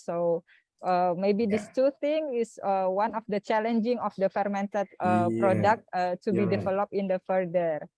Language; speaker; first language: English; non-native, fluent; Indonesian